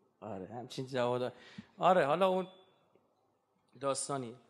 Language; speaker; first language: Persian; native; Persian